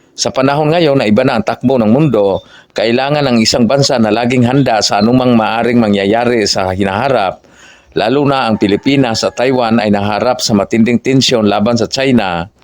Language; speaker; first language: Filipino; non-native, local second language; Cebuano